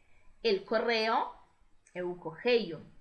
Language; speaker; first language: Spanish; non-native, fluent; Portuguese